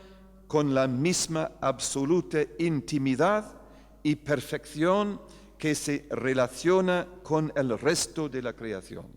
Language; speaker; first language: Spanish; non-native, fluent; English